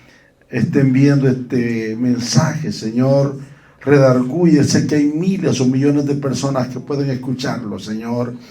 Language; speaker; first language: Spanish; native; Spanish